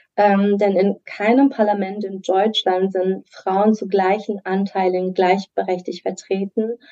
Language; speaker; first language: German; early bilingual, other home language; Persian